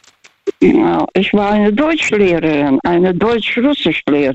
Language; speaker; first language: German; non-native, fluent; Russian